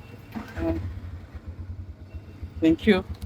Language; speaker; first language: English; non-native, learner; French